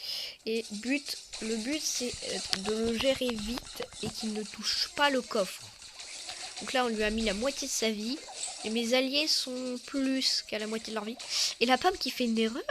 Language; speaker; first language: French; native; French